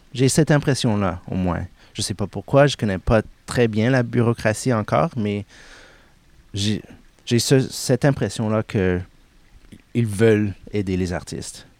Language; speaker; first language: French; non-native, local second language; English